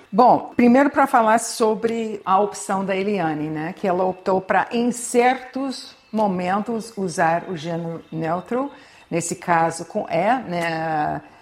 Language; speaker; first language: Portuguese; non-native, fluent; English